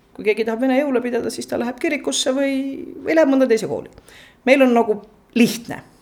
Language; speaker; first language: Estonian; native; Estonian